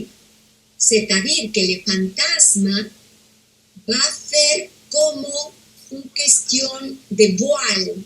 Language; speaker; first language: French; non-native, fluent; Spanish